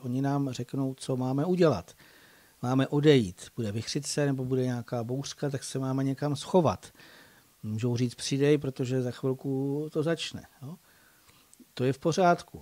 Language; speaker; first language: Czech; native; Czech